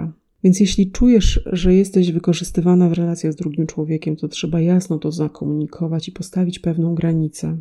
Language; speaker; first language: Polish; native; Polish